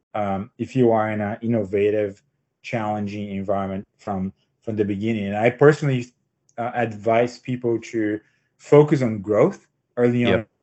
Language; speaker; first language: English; non-native, fluent; Portuguese